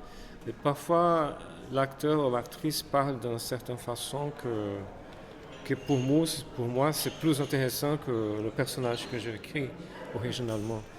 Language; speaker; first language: French; non-native, fluent; Portuguese